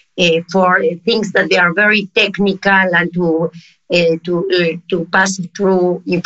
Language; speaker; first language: English; non-native, fluent; Spanish